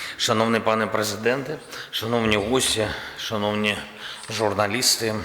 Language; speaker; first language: Ukrainian; non-native, local second language; Russian